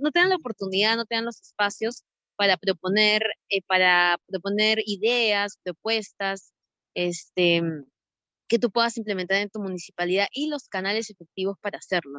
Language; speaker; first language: Spanish; native; Spanish